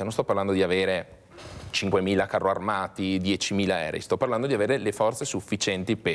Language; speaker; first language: Italian; native; Italian